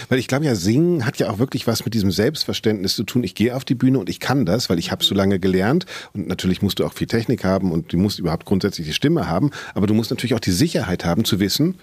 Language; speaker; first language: German; native; German